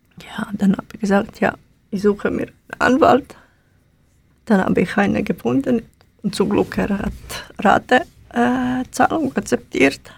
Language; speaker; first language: German; non-native, learner; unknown